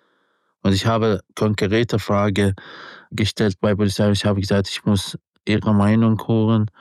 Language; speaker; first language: German; non-native, learner; Arabic